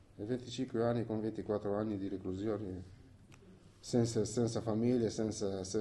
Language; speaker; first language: Italian; non-native, fluent; Arabic